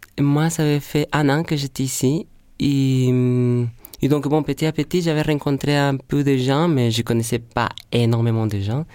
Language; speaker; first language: French; non-native, fluent; Spanish